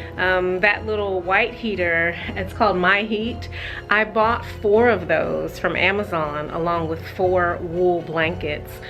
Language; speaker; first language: English; native; English